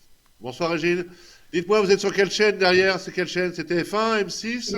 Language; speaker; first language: French; native; French